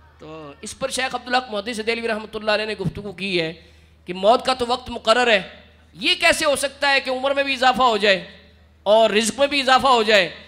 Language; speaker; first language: Urdu; non-native, local second language; Punjabi